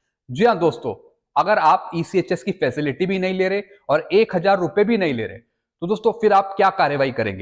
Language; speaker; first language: Hindi; native; Hindi